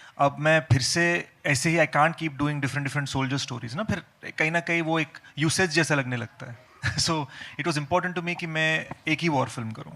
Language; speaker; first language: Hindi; non-native, learner; Telugu